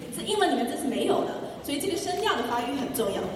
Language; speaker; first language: Chinese; non-native, fluent; English